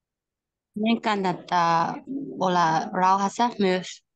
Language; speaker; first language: Finnish; non-native, learner; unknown